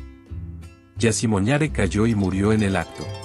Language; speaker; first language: Spanish; native; Spanish